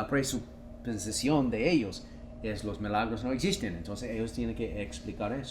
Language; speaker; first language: Spanish; non-native, fluent; English